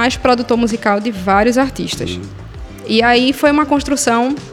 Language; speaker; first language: Portuguese; native; Portuguese